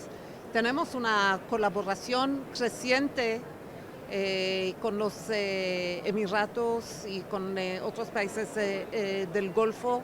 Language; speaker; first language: Spanish; non-native, fluent; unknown